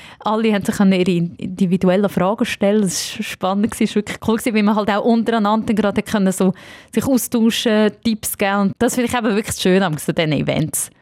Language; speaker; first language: German; native; German